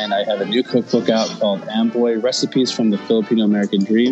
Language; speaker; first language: English; early bilingual, other home language; Filipino